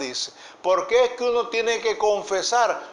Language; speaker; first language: Spanish; native; Spanish